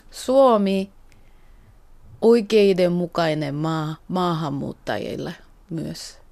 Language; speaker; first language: Finnish; non-native, learner; Korean